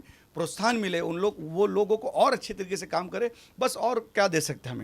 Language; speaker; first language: Hindi; native; Hindi